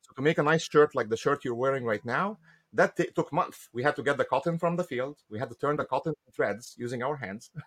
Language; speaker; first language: English; non-native, fluent; Arabic